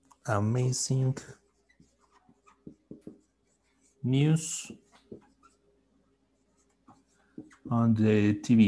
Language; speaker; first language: English; non-native, fluent; Spanish